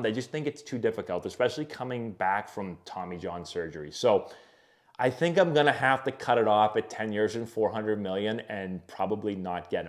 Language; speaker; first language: English; native; English